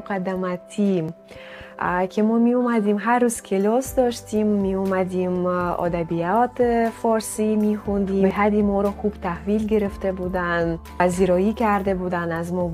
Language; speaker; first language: Persian; non-native, fluent; Russian